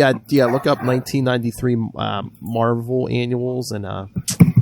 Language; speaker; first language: English; native; English